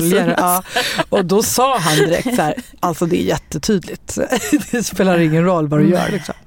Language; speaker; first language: Swedish; native; Swedish